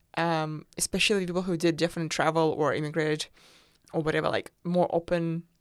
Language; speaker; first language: English; non-native, fluent; Russian